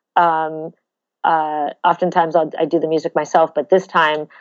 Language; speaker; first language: English; native; English